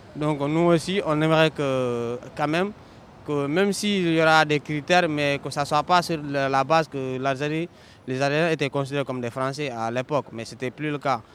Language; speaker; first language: French; non-native, local second language; Wolof